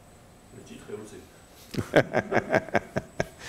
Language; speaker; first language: French; native; French